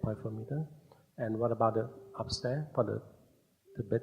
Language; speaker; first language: English; non-native, fluent; Thai